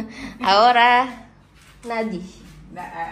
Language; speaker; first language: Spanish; non-native, learner; Filipino